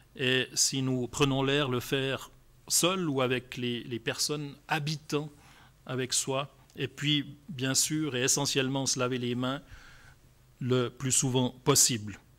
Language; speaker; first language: French; native; French